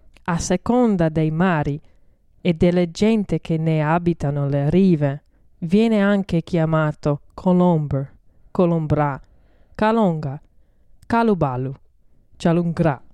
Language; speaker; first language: Italian; non-native, learner; English